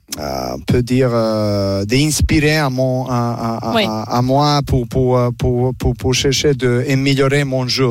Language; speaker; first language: French; non-native, learner; Serbian